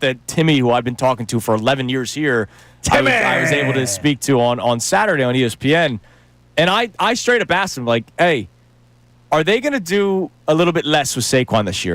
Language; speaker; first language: English; native; English